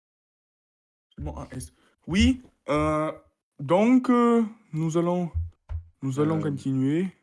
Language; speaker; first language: French; non-native, learner; Russian